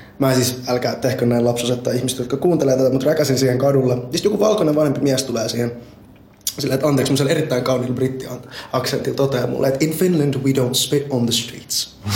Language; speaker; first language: Finnish; early bilingual, other home language; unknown